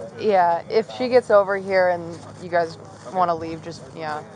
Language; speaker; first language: English; native; English